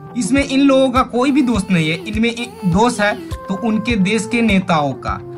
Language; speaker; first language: Hindi; native; Hindi